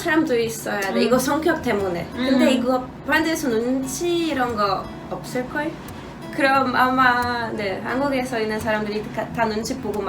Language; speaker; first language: Korean; non-native, learner; Polish